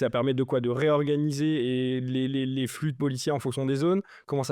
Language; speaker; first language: French; native; French